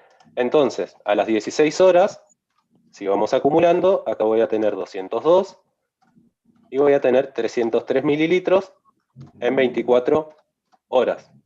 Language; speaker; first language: Spanish; native; Spanish